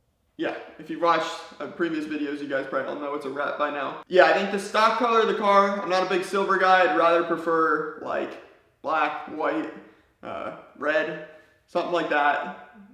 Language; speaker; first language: English; native; English